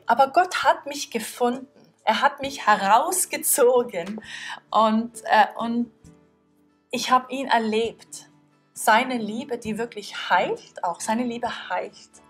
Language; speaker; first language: German; non-native, fluent; Norwegian